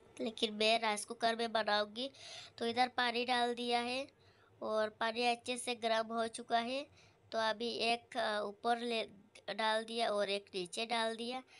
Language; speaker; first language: Hindi; native; Hindi